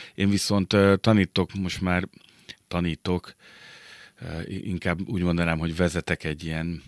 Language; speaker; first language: Hungarian; native; Hungarian